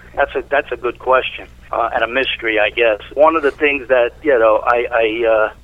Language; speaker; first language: English; native; English